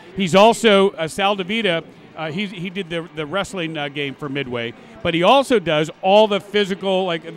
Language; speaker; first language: English; native; English